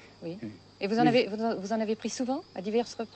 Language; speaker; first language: French; native; French